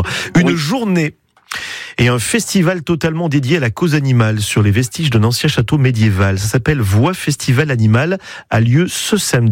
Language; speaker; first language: French; native; French